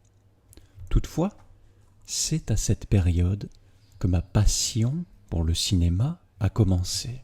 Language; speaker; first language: French; native; French